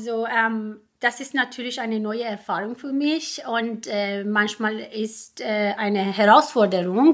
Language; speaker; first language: German; non-native, fluent; Persian